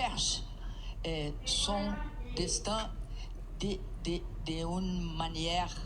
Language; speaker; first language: French; non-native, learner; Portuguese